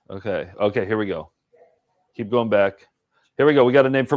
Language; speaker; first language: English; native; English